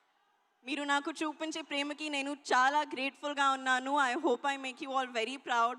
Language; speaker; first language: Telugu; non-native, local second language; Hindi